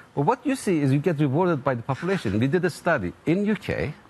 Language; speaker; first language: English; non-native, fluent; Turkish